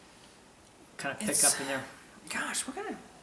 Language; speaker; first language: English; native; English